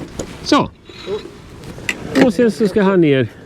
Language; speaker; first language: Swedish; native; Swedish